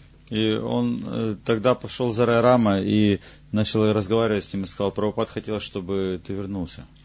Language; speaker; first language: Russian; native; Russian